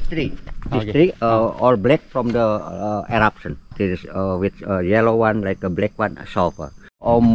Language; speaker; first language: English; non-native, learner; Indonesian